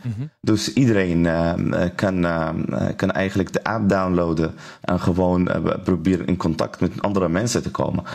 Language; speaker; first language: Dutch; non-native, learner; Arabic